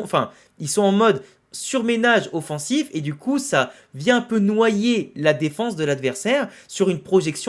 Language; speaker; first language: French; native; French